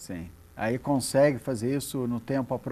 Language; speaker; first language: Portuguese; native; Portuguese